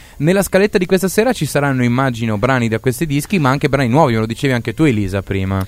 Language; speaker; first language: Italian; native; Italian